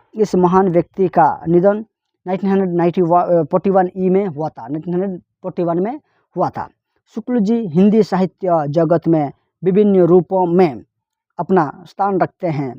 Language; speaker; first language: Hindi; non-native, local second language; Telugu